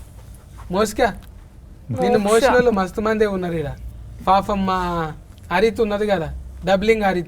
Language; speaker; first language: Telugu; native; Telugu